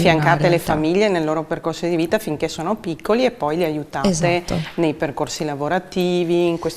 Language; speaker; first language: Italian; native; Italian